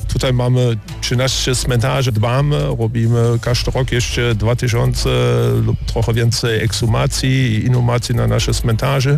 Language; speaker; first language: Polish; non-native, learner; German